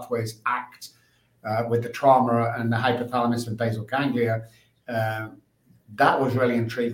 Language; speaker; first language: English; native; English